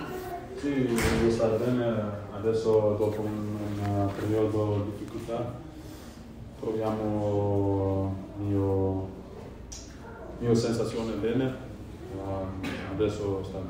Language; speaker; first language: Italian; non-native, learner; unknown